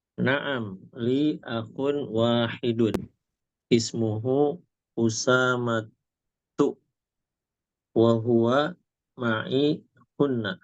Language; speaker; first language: Arabic; non-native, learner; Indonesian